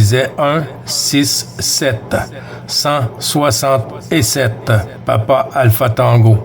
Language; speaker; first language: French; native; French